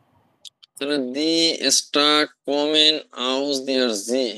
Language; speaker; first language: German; non-native, learner; Bangla